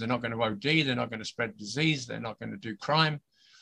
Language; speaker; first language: English; native; English